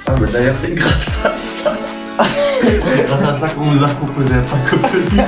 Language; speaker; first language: French; native; French